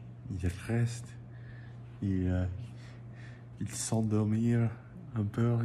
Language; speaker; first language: French; non-native, learner; English